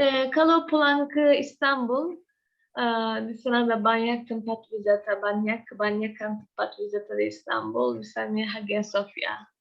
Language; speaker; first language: Indonesian; non-native, learner; Turkish